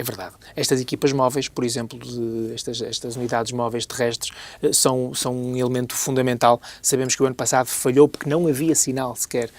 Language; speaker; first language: Portuguese; native; Portuguese